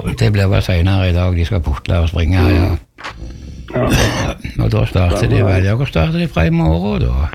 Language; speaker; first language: Norwegian; native; Norwegian